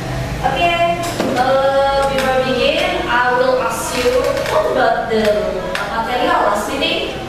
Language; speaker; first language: English; non-native, learner; Indonesian